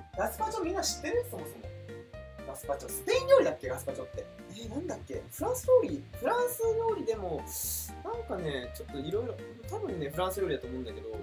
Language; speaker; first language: Japanese; native; Japanese